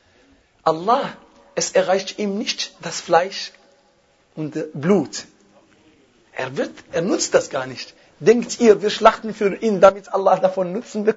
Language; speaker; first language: German; non-native, fluent; Arabic